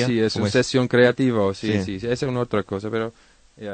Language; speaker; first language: Spanish; non-native, learner; Dutch